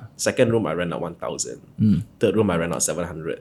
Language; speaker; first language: English; non-native, local second language; Cantonese